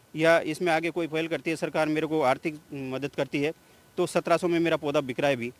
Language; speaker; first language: Hindi; native; Hindi